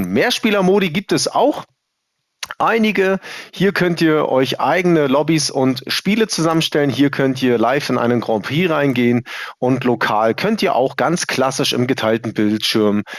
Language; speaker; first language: German; native; German